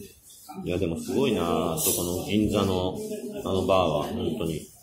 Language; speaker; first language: Japanese; native; Japanese